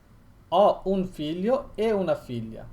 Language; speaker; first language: Italian; non-native, learner; Bangla